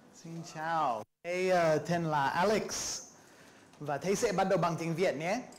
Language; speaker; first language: Vietnamese; non-native, learner; English